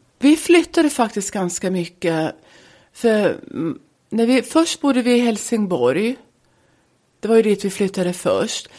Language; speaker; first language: Swedish; native; Swedish